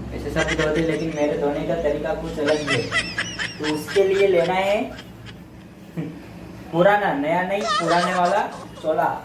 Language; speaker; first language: Marathi; non-native, local second language; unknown